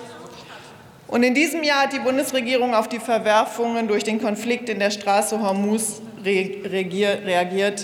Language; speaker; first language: German; native; German